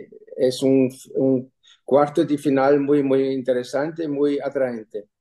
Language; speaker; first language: Spanish; non-native, fluent; German